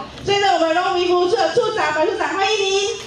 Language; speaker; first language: Chinese; native; Chinese